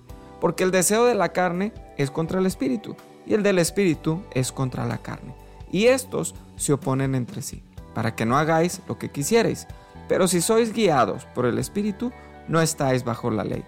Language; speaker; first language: Spanish; native; Spanish